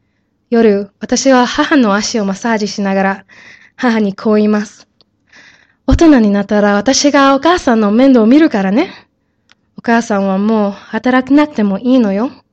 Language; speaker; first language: Japanese; non-native, learner; English